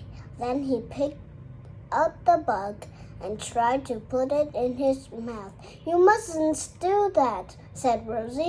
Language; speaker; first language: English; non-native, learner; Vietnamese